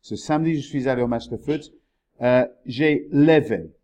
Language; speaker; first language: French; non-native, fluent; English